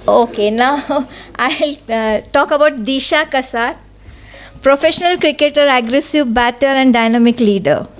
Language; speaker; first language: English; non-native, local second language; Marathi